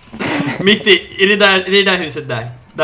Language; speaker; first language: Swedish; native; Swedish